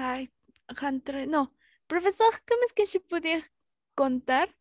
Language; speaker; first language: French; non-native, learner; Spanish